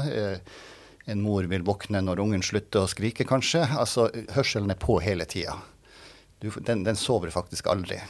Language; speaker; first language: Norwegian; native; Norwegian